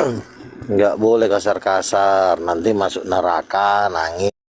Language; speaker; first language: Malay; native; Malay